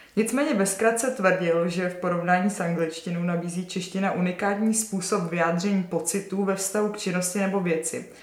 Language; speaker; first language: Czech; native; Czech